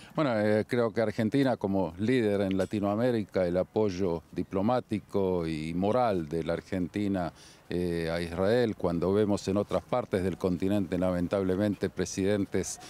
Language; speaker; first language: Spanish; native; Spanish